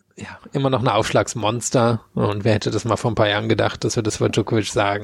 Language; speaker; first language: German; native; German